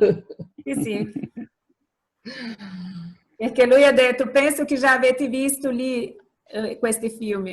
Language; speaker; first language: Italian; non-native, learner; Portuguese